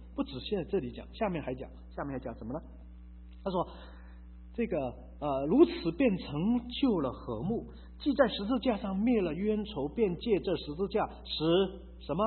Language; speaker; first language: Chinese; native; Chinese